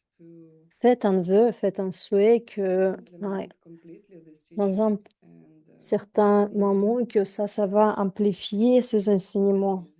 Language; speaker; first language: French; non-native, fluent; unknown